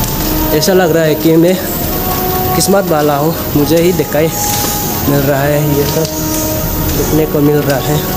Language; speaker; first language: Hindi; non-native, local second language; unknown